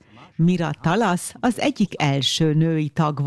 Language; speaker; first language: Hungarian; native; Hungarian